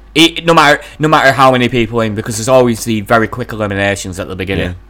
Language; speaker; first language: English; native; English